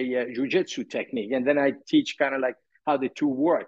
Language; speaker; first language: English; early bilingual, other home language; Persian